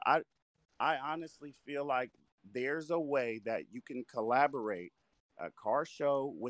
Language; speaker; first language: English; native; English